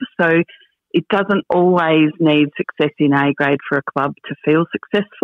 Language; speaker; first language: English; native; English